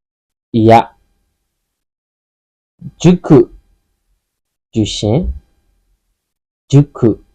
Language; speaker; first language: Japanese; non-native, fluent; Burmese